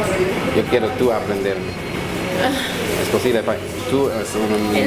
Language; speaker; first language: Spanish; non-native, learner; English